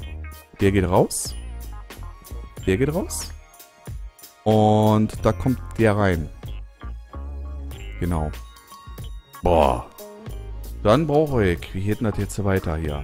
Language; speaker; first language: German; native; German